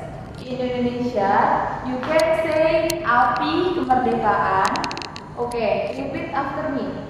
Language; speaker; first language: English; non-native, learner; Indonesian